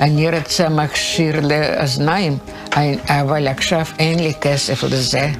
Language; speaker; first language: Hebrew; non-native, learner; Russian